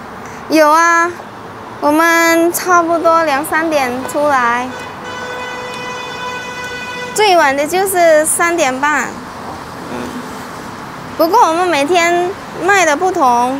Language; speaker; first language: Chinese; non-native, fluent; Indonesian